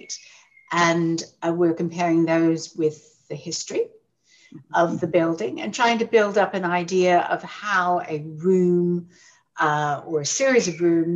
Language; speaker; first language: English; native; English